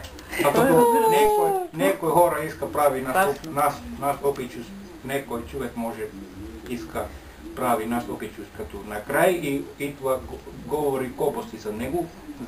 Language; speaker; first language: Bulgarian; non-native, learner; Finnish